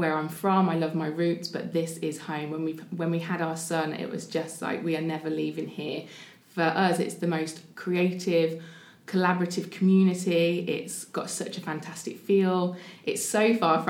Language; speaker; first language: English; native; English